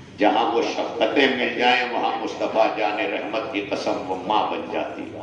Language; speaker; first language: Urdu; non-native, local second language; Awadhi